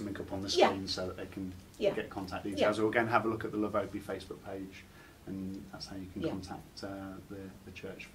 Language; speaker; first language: English; native; English